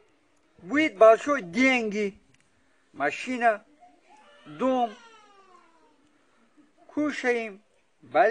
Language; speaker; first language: Russian; non-native, learner; Uzbek